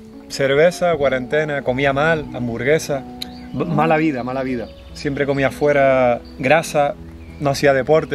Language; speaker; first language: Spanish; native; Spanish